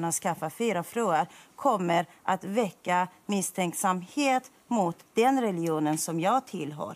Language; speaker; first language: Swedish; non-native, fluent; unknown